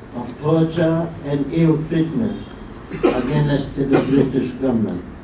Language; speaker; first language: English; non-native, local second language; Kikuyu